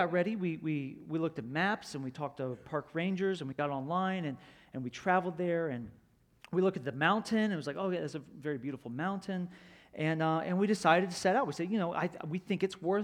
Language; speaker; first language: English; native; English